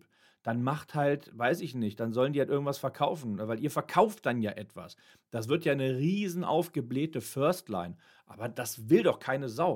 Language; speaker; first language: German; native; German